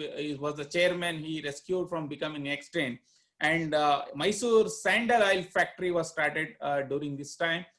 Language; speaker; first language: English; non-native, local second language; Kannada